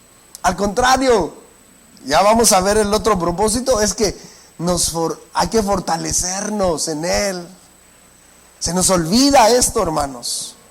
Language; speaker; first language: Spanish; native; Spanish